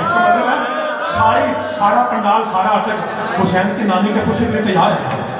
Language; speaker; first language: Urdu; non-native, local second language; Punjabi